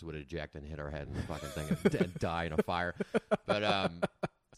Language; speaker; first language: English; native; English